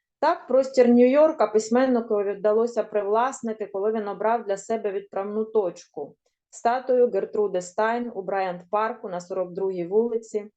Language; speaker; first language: Ukrainian; native; Ukrainian